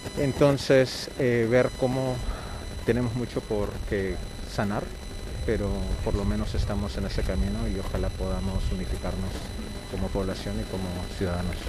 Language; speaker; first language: Spanish; early bilingual, heritage; Spanish